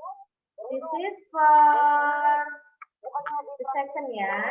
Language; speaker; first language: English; non-native, fluent; Indonesian